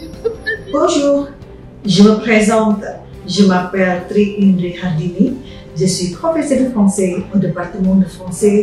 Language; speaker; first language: French; non-native, fluent; Indonesian